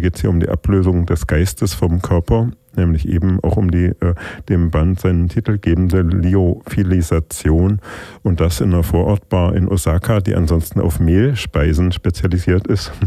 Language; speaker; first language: German; native; German